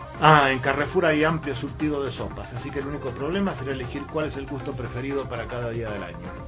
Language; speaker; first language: Spanish; native; Spanish